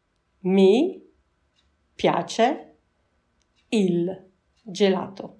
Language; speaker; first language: Italian; non-native, fluent; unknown